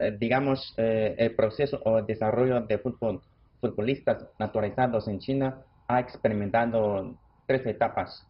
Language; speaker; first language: Spanish; non-native, fluent; Chinese